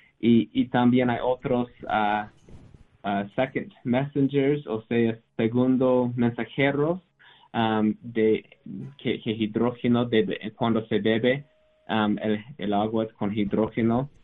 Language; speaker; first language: Spanish; non-native, learner; English